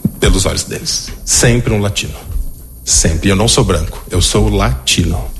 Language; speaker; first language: Portuguese; native; Portuguese